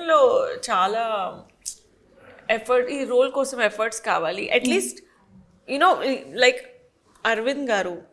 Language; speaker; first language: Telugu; non-native, fluent; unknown